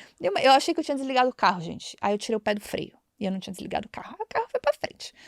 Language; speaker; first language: Portuguese; native; Portuguese